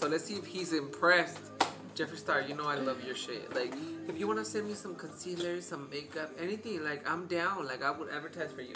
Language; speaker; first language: English; early bilingual, other home language; Spanish